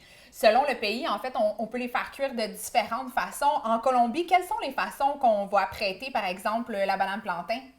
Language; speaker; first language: French; native; French